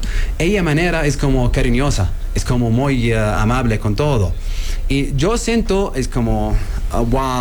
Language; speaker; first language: Spanish; non-native, learner; Arabic